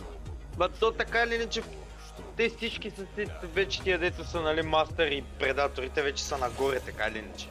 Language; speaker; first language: Bulgarian; native; Bulgarian